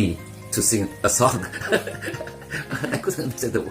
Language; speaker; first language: English; non-native, fluent; Korean